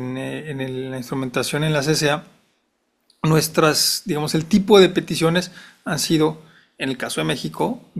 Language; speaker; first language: Spanish; native; Spanish